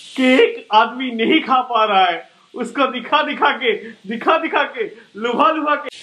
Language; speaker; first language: Hindi; non-native, local second language; Bangla